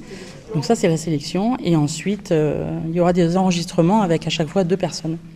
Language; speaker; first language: French; native; French